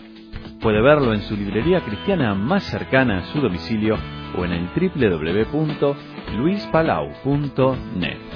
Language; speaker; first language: Spanish; native; Spanish